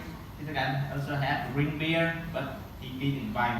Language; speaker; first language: English; non-native, learner; Vietnamese